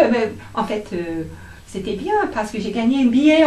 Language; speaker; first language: French; non-native, fluent; English